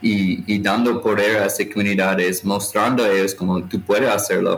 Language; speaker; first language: Spanish; non-native, fluent; English